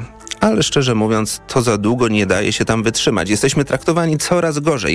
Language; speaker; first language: Polish; native; Polish